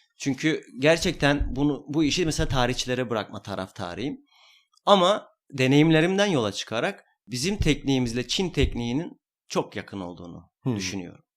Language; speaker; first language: Turkish; non-native, local second language; Kurdish